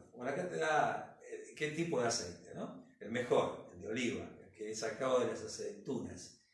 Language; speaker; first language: Spanish; native; Spanish